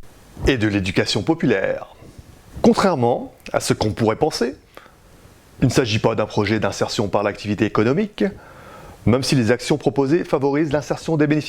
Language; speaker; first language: French; native; French